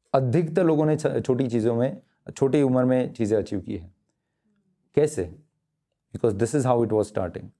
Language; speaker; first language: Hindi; non-native, local second language; Gujarati